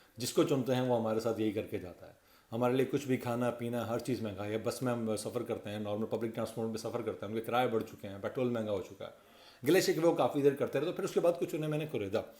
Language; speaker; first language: Urdu; non-native, local second language; Punjabi